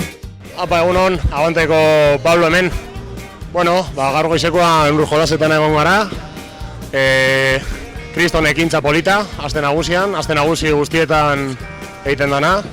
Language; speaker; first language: Basque; native; Basque